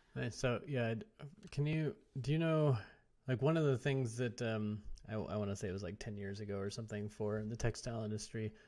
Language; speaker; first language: English; native; English